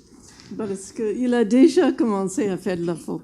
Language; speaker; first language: French; non-native, fluent; English